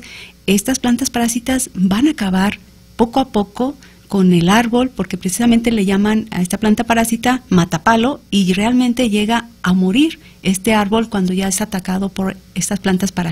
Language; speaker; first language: Spanish; native; Spanish